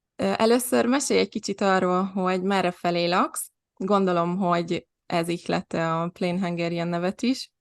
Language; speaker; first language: Hungarian; native; Hungarian